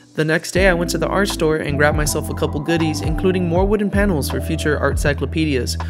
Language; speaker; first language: English; native; English